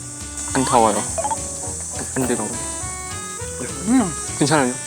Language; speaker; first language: Korean; non-native, learner; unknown